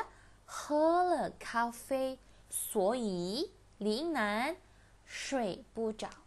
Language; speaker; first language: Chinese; non-native, fluent; Indonesian